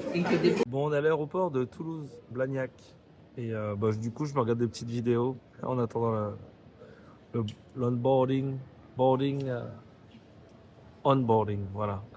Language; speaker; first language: French; native; French